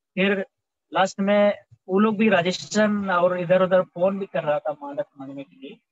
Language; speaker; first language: Hindi; native; Hindi